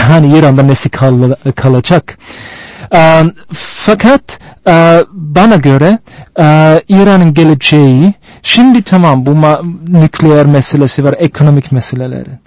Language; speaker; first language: Turkish; non-native, fluent; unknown